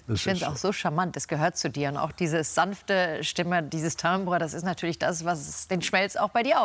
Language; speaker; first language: German; native; German